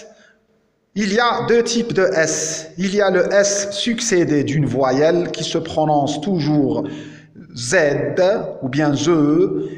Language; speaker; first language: French; non-native, local second language; Arabic